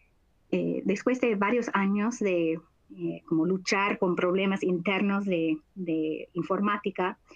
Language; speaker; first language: Spanish; non-native, fluent; English